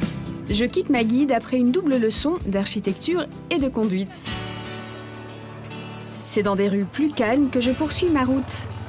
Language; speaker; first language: French; native; French